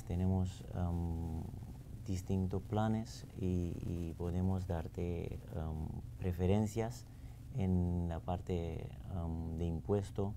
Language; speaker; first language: Spanish; non-native, fluent; Papiamento